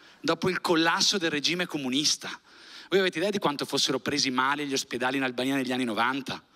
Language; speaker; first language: Italian; early bilingual, other home language; Albanian